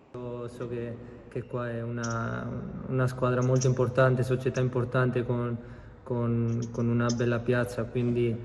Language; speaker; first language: Italian; non-native, fluent; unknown